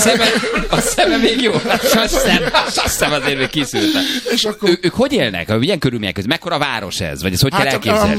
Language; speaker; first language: Hungarian; native; Hungarian